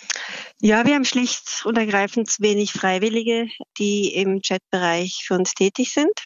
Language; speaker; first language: German; native; German